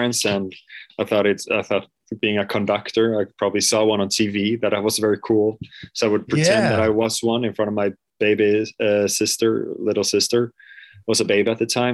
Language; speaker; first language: English; non-native, fluent; Swedish